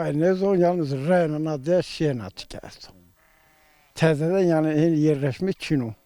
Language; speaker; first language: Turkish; non-native, local second language; Zaza